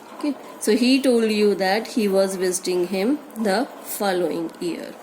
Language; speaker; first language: English; non-native, local second language; Punjabi